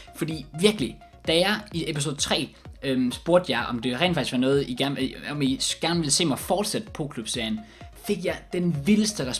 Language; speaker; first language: Danish; native; Danish